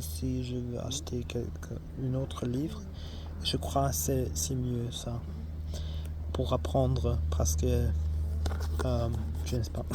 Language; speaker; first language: French; non-native, learner; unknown